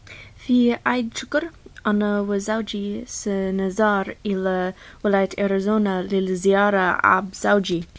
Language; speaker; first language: Arabic; non-native, learner; English